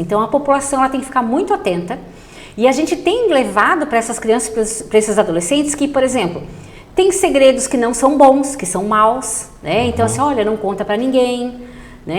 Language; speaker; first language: Portuguese; native; Portuguese